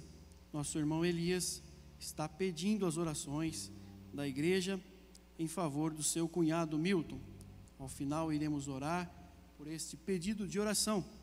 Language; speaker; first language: Portuguese; native; Portuguese